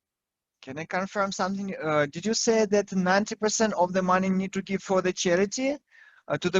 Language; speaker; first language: English; non-native, fluent; Russian